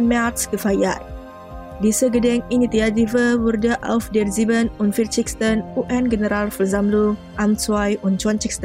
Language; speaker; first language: German; non-native, fluent; Indonesian